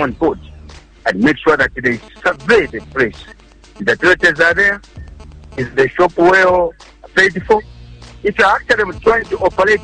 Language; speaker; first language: English; non-native, local second language; Bemba